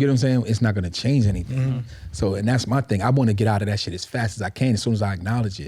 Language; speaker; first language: English; native; English